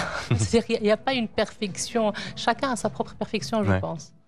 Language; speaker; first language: French; native; French